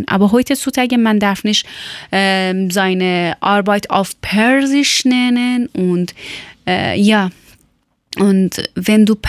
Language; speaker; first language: German; non-native, learner; Persian